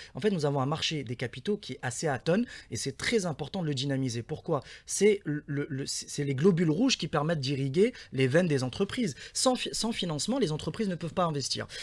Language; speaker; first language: French; non-native, local second language; Arabic